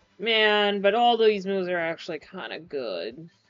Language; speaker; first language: English; native; English